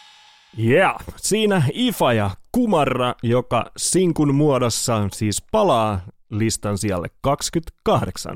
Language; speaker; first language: Finnish; native; Finnish